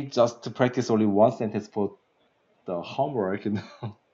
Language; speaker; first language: English; non-native, learner; Korean